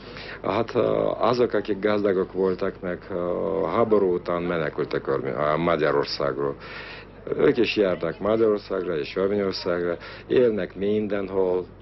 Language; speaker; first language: Hungarian; non-native, fluent; Armenian